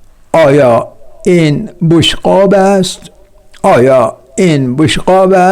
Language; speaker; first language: Persian; non-native, fluent; Urdu